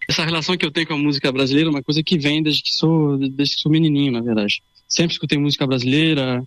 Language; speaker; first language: Portuguese; early bilingual, other home language; French